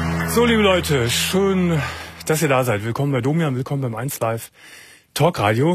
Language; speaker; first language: German; native; German